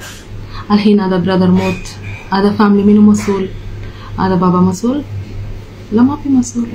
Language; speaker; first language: Arabic; non-native, learner; Telugu